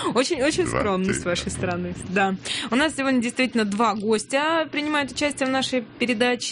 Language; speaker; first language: Russian; native; Russian